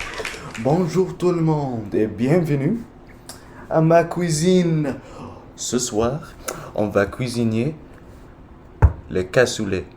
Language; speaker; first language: French; non-native, learner; English